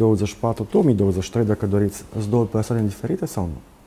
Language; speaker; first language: Romanian; native; Romanian